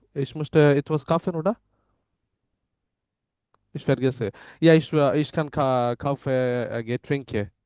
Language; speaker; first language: German; non-native, learner; Bangla